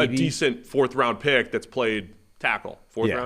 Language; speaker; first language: English; native; English